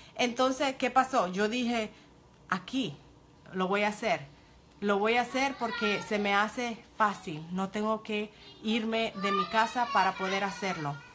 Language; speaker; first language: Spanish; early bilingual, heritage; Spanish